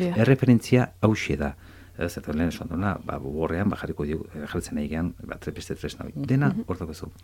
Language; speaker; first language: Basque; native; Basque